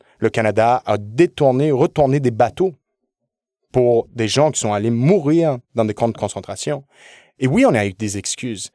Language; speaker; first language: French; early bilingual, other home language; English